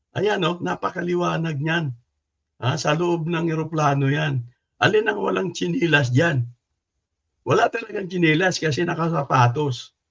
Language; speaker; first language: Filipino; non-native, local second language; Cebuano